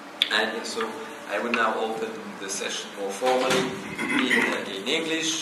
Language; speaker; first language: English; non-native, fluent; Portuguese